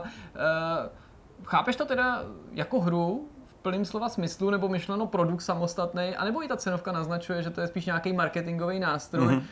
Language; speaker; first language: Czech; native; Czech